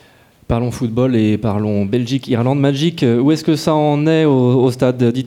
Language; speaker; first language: French; native; French